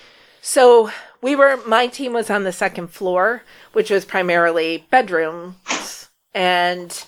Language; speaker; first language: English; native; English